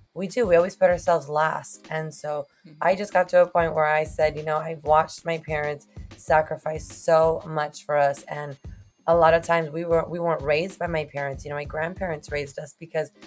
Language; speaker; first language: English; early bilingual, other home language; Spanish